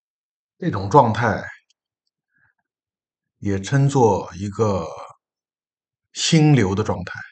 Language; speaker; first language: Chinese; native; Chinese